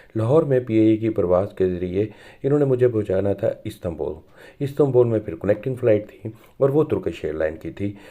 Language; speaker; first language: Urdu; non-native, local second language; Punjabi